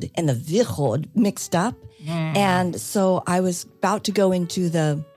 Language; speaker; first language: English; native; English